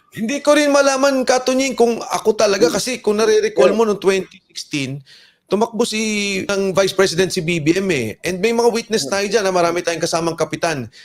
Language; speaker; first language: Filipino; native; Filipino